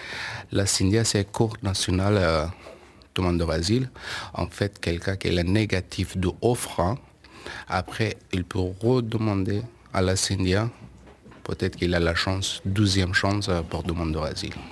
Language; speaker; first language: French; non-native, learner; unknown